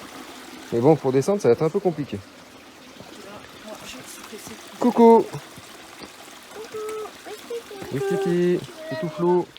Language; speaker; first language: French; native; French